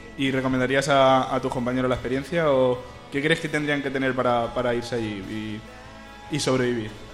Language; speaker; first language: Spanish; native; Spanish